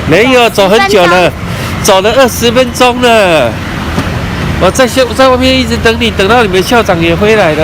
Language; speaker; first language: Chinese; native; Chinese